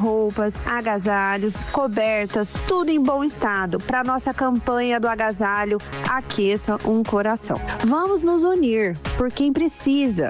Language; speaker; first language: Portuguese; native; Portuguese